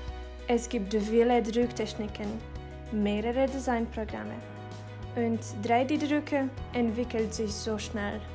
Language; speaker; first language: German; non-native, learner; Polish